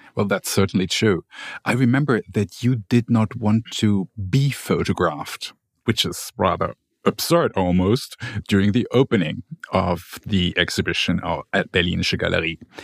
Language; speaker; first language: English; non-native, fluent; German